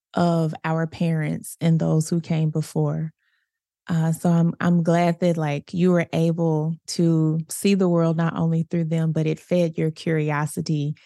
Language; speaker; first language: English; native; English